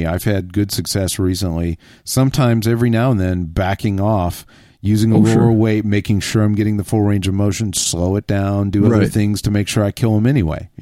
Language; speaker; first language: English; native; English